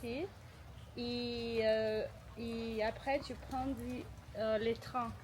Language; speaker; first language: French; non-native, learner; Portuguese